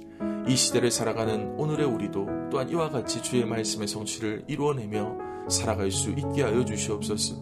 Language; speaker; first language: Korean; native; Korean